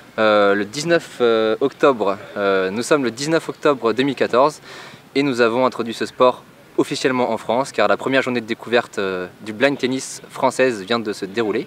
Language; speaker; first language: French; native; French